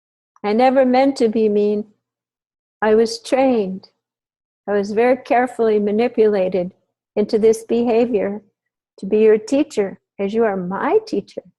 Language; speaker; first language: English; native; English